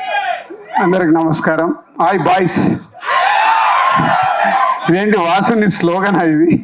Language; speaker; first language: Telugu; native; Telugu